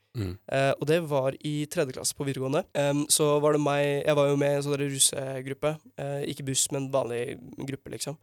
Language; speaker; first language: Norwegian; native; Norwegian